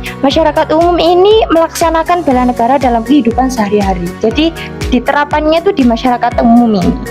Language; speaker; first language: Indonesian; native; Indonesian